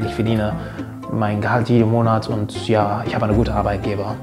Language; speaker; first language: German; non-native, fluent; Arabic